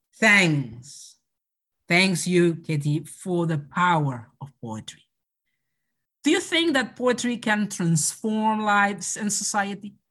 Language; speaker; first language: English; non-native, local second language; Spanish